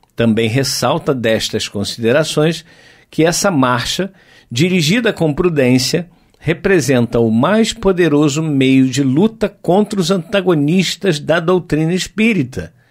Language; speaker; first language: Portuguese; native; Portuguese